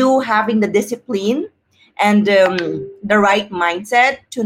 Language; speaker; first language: English; non-native, local second language; Filipino